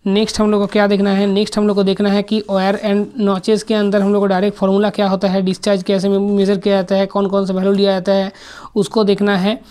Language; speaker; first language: Hindi; non-native, local second language; Bangla